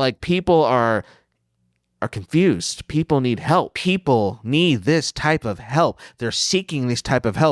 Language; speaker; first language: English; native; English